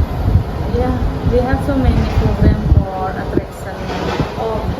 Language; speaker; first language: English; non-native, learner; Indonesian